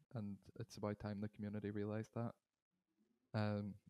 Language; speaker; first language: English; native; English